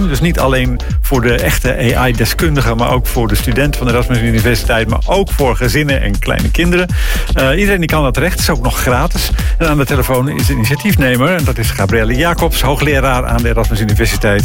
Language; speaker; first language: Dutch; native; Dutch